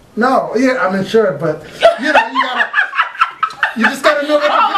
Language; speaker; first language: English; native; English